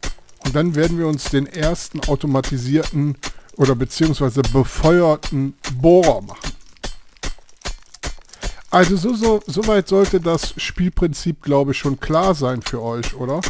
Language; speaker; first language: German; native; German